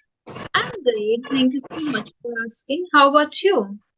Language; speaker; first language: English; non-native, local second language; Hindi